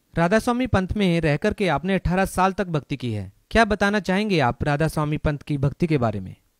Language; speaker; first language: Hindi; native; Hindi